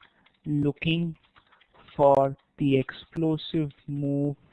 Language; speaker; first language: English; non-native, local second language; Hindi